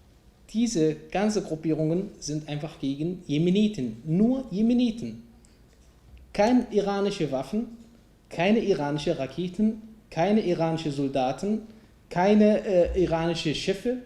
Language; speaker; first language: German; non-native, fluent; Arabic